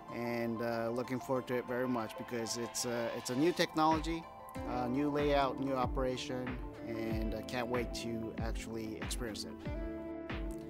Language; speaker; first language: English; non-native, fluent; Japanese